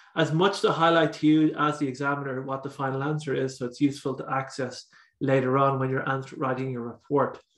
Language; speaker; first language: English; native; English